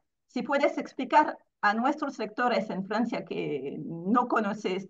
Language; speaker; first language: Spanish; non-native, fluent; French